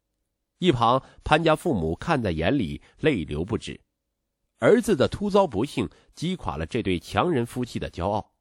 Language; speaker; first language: Chinese; native; Chinese